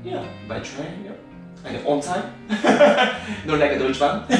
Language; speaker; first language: English; non-native, learner; Japanese